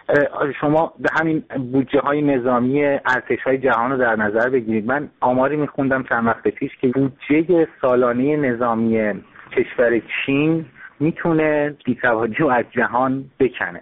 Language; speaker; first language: Persian; native; Persian